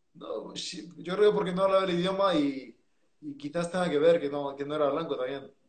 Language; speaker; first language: Spanish; early bilingual, other home language; French